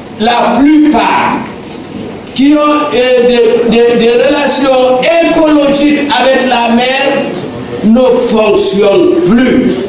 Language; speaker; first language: French; non-native, local second language; Wolof